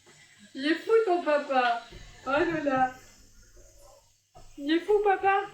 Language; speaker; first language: French; native; French